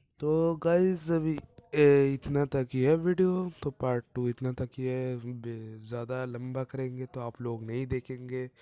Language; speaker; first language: Hindi; non-native, local second language; Bangla